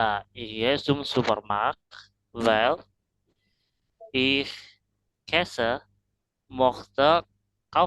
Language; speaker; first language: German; non-native, learner; Indonesian